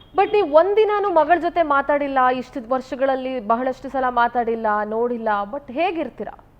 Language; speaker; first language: Kannada; native; Kannada